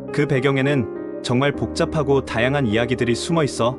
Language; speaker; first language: Korean; native; Korean